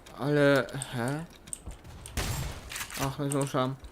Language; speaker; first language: Polish; native; Polish